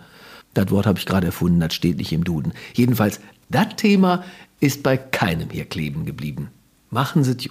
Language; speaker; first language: German; native; German